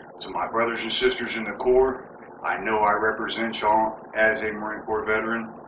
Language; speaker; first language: English; native; English